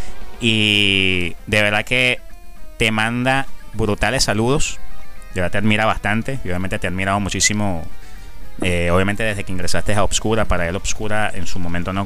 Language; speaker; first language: Spanish; native; Spanish